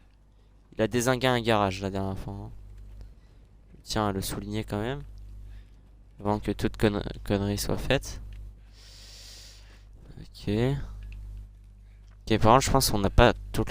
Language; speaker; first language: French; native; French